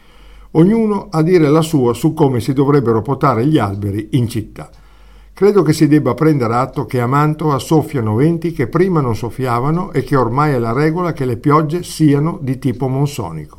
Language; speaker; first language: Italian; native; Italian